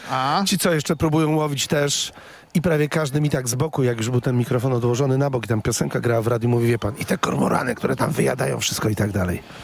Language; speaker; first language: Polish; native; Polish